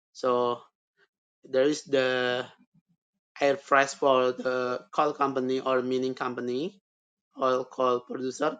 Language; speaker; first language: English; non-native, learner; Indonesian